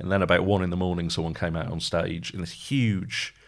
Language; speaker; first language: English; native; English